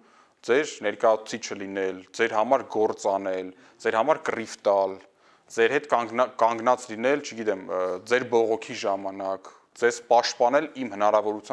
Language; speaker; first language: Armenian; native; Armenian